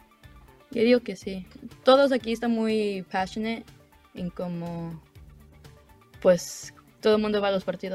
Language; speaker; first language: Spanish; early bilingual, heritage; Spanish